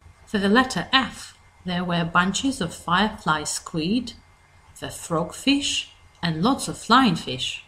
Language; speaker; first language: English; native; English